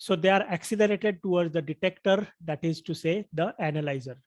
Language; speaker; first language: English; non-native, local second language; Marathi